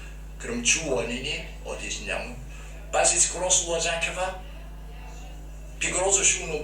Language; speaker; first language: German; non-native, learner; Korean